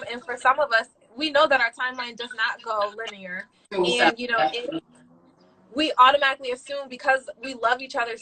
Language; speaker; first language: English; native; English